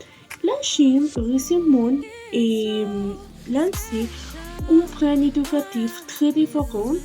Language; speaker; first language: French; non-native, learner; Spanish